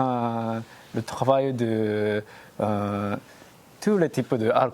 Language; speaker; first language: French; non-native, learner; Japanese